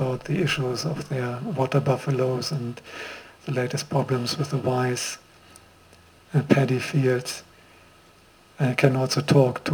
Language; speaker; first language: English; non-native, fluent; German